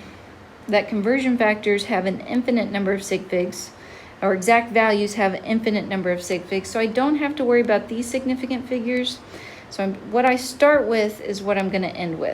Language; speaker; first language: English; native; English